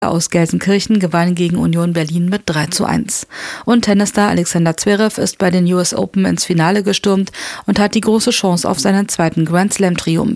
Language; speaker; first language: German; native; German